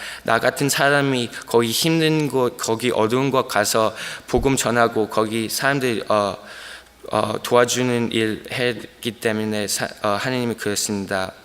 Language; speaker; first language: Korean; early bilingual, heritage; Korean